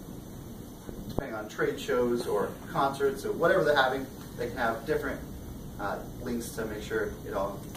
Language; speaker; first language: English; native; English